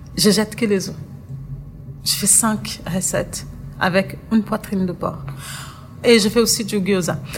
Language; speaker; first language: French; non-native, fluent; Portuguese